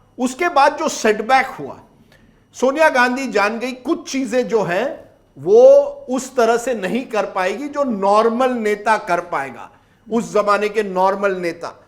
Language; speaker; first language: Hindi; native; Hindi